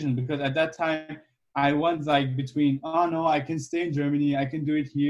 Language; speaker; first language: English; non-native, fluent; German